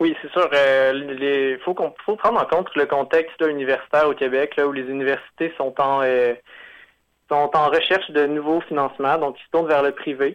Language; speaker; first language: French; native; French